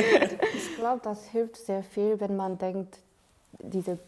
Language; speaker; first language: German; non-native, fluent; Korean